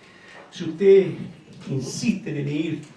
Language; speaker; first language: Spanish; native; Spanish